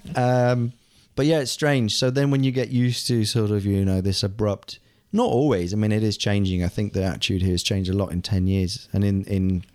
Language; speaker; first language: English; non-native, local second language; German